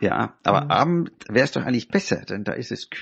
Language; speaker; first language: German; native; German